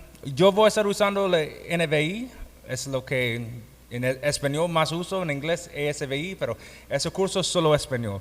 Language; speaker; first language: Spanish; non-native, fluent; English